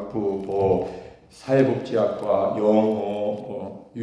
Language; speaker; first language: Korean; native; Korean